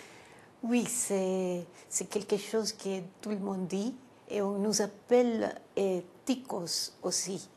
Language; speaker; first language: French; non-native, fluent; Spanish